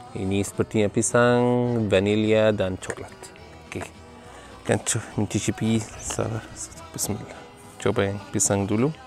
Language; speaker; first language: Indonesian; non-native, learner; Arabic